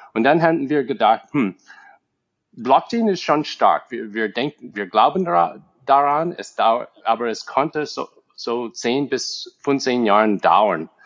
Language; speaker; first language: German; non-native, fluent; English